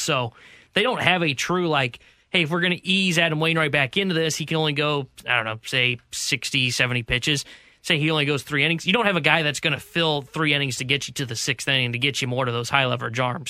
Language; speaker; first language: English; native; English